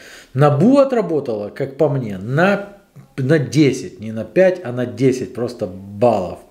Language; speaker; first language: Russian; native; Russian